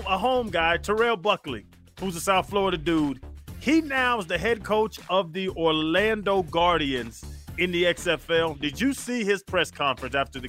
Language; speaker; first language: English; native; English